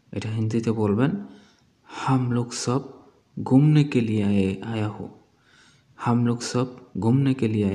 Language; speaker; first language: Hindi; non-native, learner; Bangla